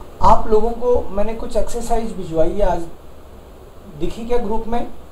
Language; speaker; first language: Hindi; native; Hindi